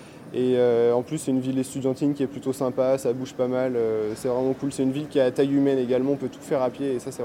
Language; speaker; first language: French; native; French